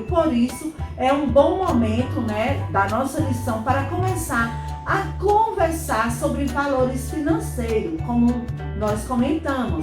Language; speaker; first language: Portuguese; native; Portuguese